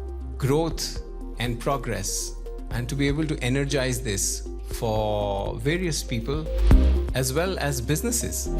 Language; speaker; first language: English; non-native, local second language; Punjabi